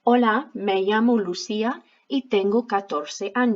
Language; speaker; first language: Spanish; non-native, fluent; English